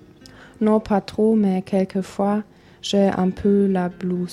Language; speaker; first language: French; non-native, learner; German